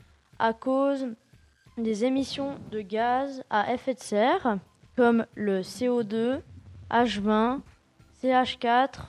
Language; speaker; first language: French; native; French